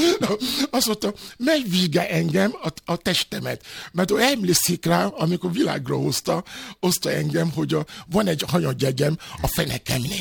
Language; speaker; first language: Hungarian; non-native, fluent; Yoruba